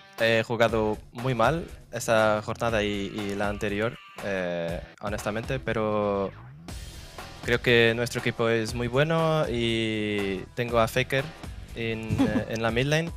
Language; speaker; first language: Spanish; non-native, learner; Portuguese